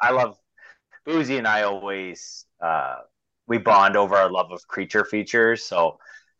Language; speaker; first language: English; native; English